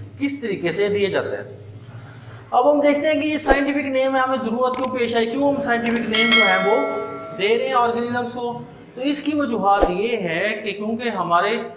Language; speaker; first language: Urdu; non-native, local second language; Punjabi